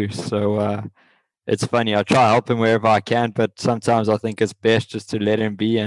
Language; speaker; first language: English; native; English